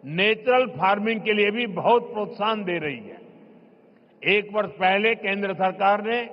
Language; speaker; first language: Hindi; non-native, local second language; Gujarati